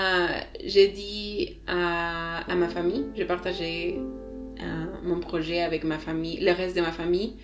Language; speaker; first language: French; non-native, learner; Spanish